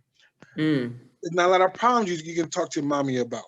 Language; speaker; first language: English; native; English